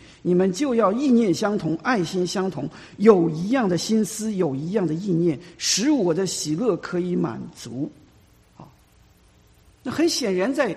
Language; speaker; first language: Chinese; native; Chinese